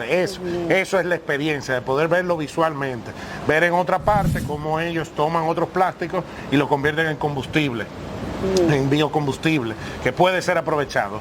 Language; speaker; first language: Spanish; native; Spanish